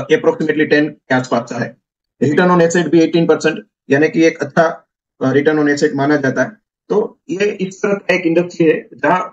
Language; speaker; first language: Hindi; non-native, local second language; Gujarati